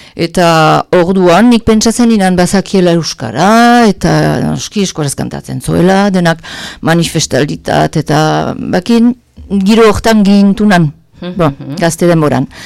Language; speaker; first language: Basque; native; Basque